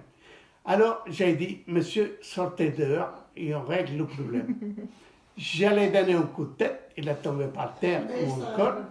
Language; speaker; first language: French; non-native, fluent; Portuguese